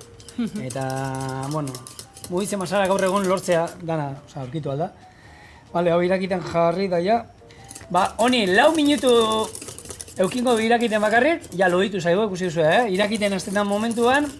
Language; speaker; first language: Basque; native; Basque